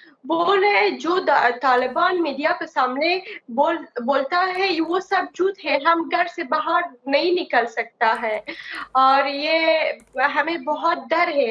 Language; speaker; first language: Hindi; non-native, learner; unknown